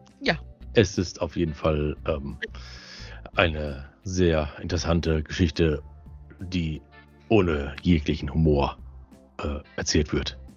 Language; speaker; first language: German; native; German